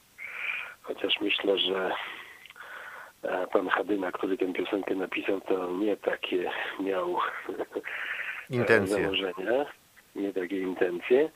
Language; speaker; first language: Polish; native; Polish